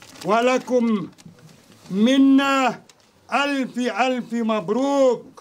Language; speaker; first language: Arabic; native; Arabic